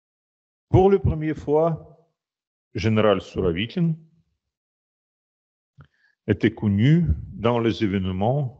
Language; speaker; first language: French; non-native, fluent; Russian